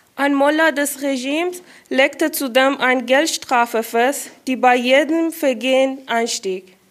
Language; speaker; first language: German; non-native, fluent; Persian